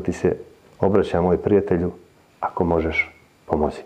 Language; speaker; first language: Serbian; native; Serbian